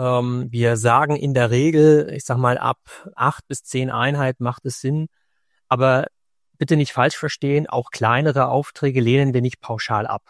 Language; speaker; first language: German; native; German